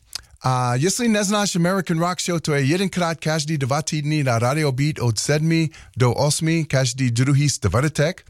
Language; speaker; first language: Czech; non-native, learner; English